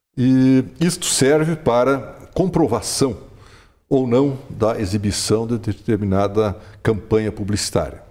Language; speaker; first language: Portuguese; non-native, local second language; German